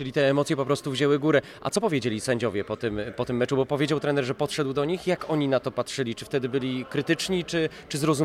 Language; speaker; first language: Polish; native; Polish